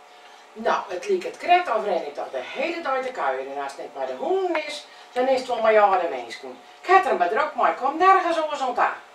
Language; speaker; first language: Dutch; non-native, local second language; Western Frisian